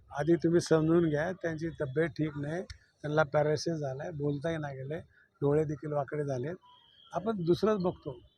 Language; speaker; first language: Marathi; native; Marathi